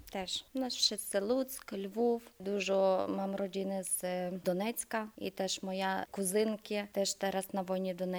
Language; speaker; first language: Polish; non-native, fluent; Ukrainian